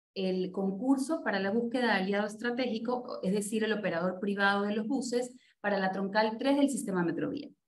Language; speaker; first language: Spanish; native; Spanish